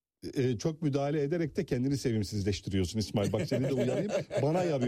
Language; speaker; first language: Turkish; native; Turkish